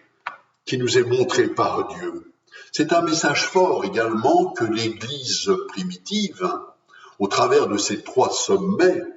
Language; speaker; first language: French; native; French